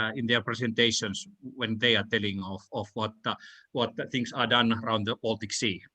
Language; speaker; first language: English; non-native, fluent; Finnish